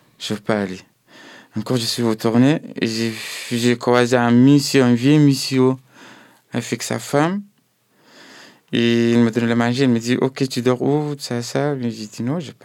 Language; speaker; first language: French; non-native, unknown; Arabic